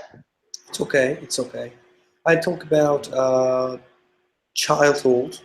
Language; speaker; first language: English; non-native, fluent; Turkish